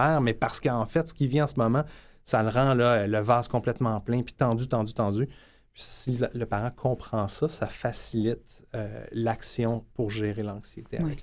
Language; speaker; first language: French; native; French